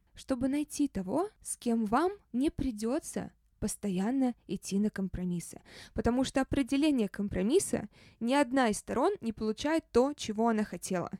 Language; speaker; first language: Russian; native; Russian